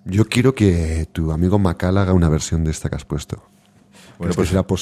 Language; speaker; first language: Spanish; native; Spanish